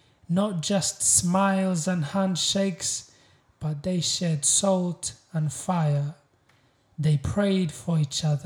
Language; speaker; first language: English; non-native, local second language; Kinyarwanda